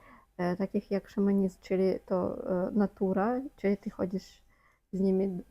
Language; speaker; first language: Polish; non-native, fluent; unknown